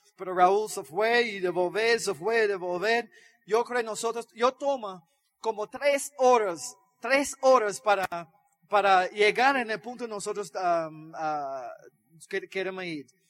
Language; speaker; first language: Spanish; non-native, learner; English